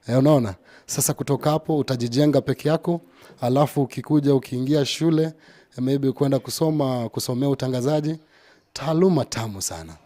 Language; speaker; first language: Swahili; non-native, local second language; Gusii